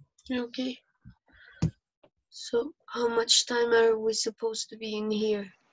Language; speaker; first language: English; non-native, fluent; Spanish